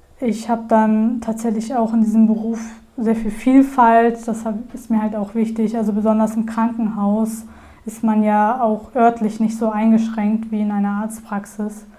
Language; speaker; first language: German; early bilingual, other home language; Turkish